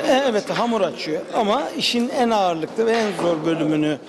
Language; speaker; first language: Turkish; native; Turkish